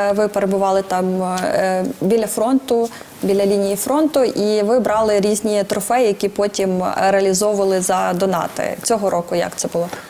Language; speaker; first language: Ukrainian; native; Ukrainian